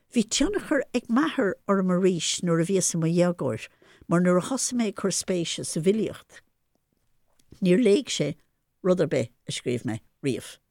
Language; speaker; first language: Irish; non-native, local second language; English